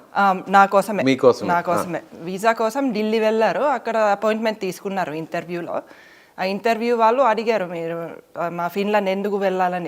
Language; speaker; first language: Telugu; non-native, fluent; Finnish